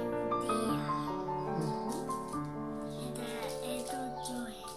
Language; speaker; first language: Basque; non-native, local second language; Spanish